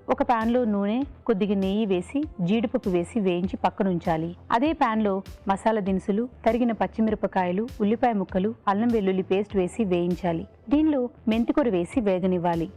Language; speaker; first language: Telugu; native; Telugu